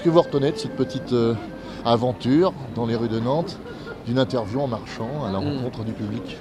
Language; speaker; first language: French; native; French